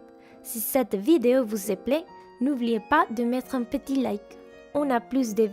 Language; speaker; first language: French; non-native, fluent; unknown